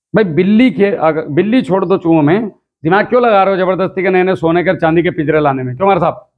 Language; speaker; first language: Hindi; native; Hindi